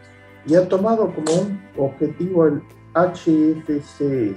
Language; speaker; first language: Spanish; native; Spanish